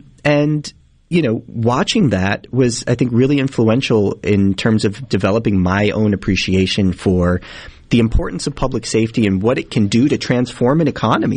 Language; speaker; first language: English; native; English